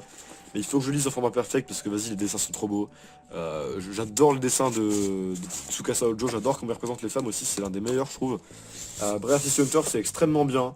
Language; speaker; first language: French; native; French